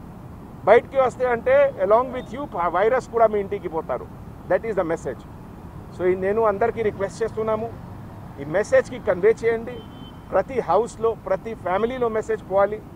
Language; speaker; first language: Telugu; non-native, local second language; Hindi